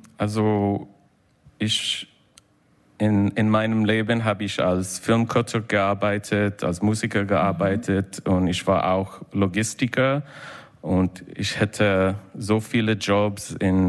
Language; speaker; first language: German; non-native, learner; English